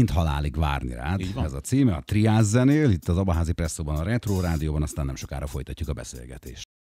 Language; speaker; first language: Hungarian; native; Hungarian